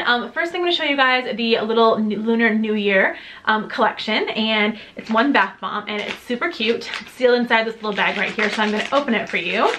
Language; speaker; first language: English; native; English